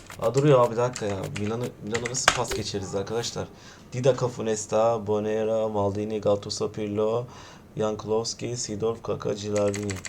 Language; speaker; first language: Turkish; native; Turkish